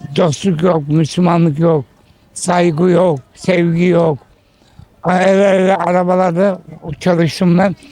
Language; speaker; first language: Turkish; early bilingual, other home language; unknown